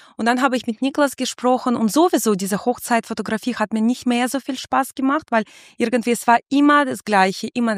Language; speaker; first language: German; non-native, fluent; Russian